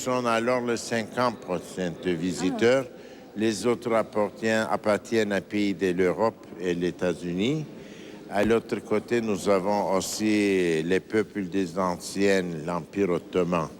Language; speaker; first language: French; non-native, fluent; Turkish